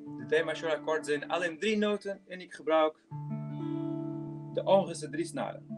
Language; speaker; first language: Dutch; non-native, learner; Portuguese